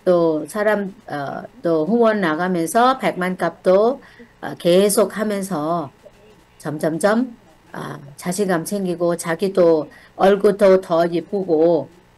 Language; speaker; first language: Korean; non-native, learner; Thai